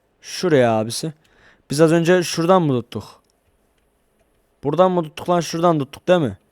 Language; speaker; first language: Turkish; native; Turkish